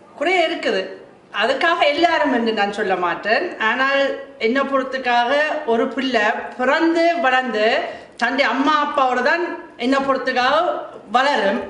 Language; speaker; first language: Tamil; non-native, fluent; German